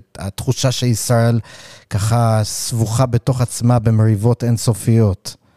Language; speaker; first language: Hebrew; early bilingual, other home language; English